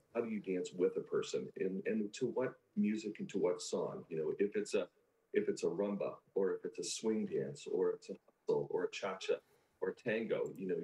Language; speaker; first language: English; native; English